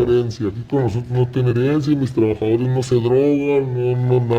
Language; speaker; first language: Spanish; native; Spanish